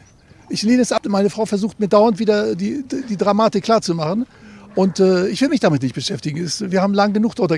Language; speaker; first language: German; native; German